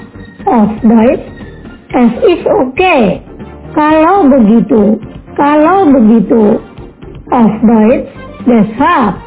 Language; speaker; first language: German; non-native, learner; Indonesian